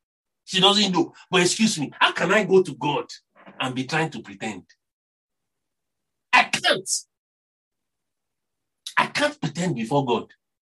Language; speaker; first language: English; non-native, local second language; Yoruba